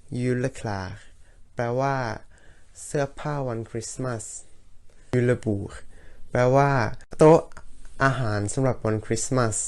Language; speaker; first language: Thai; early bilingual, heritage; Thai